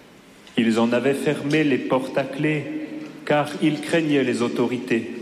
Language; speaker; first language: French; native; French